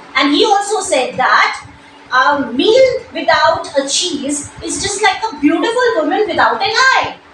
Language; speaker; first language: English; non-native, local second language; Hindi